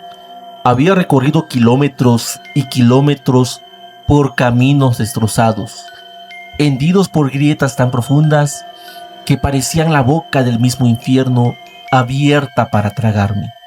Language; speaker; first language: Spanish; native; Spanish